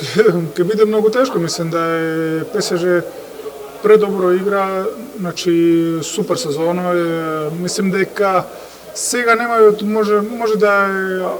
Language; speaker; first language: Macedonian; non-native, fluent; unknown